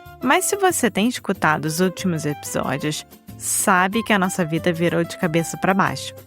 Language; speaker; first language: Portuguese; native; Portuguese